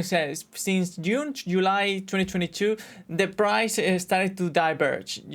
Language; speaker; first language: English; non-native, fluent; Spanish